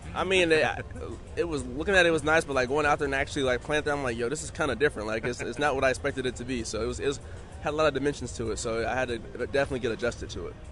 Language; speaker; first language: English; native; English